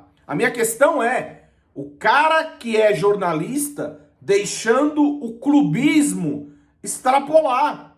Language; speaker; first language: Portuguese; native; Portuguese